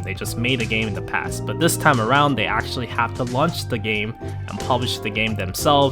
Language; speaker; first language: English; non-native, fluent; Korean